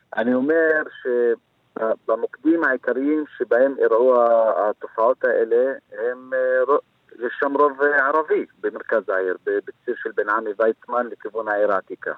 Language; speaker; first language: Hebrew; non-native, local second language; Arabic